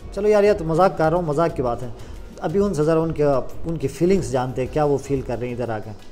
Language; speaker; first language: Urdu; non-native, local second language; Shina